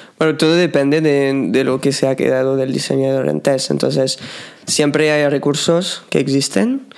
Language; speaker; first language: Spanish; non-native, fluent; French